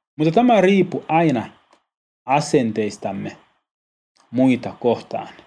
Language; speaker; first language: Finnish; non-native, learner; Swahili